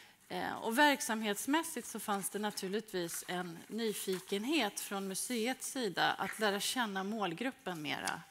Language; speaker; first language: Swedish; native; Swedish